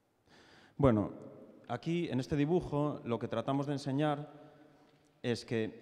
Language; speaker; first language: Spanish; native; Spanish